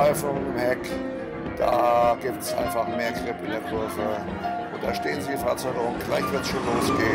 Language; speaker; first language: German; native; German